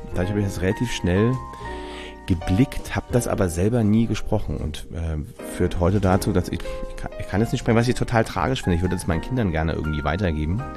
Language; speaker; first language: German; native; German